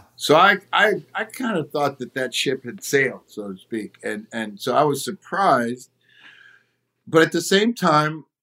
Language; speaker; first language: English; native; English